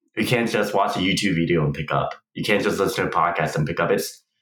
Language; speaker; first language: English; native; English